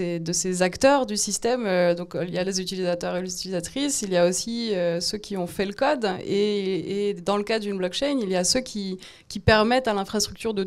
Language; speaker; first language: French; native; French